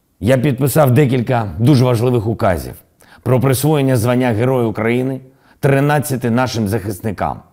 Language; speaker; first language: Ukrainian; non-native, local second language; Russian